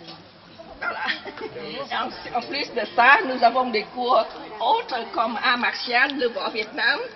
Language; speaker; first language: French; non-native, fluent; Vietnamese